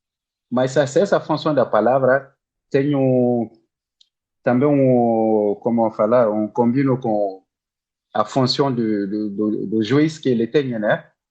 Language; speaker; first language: Portuguese; non-native, learner; Bambara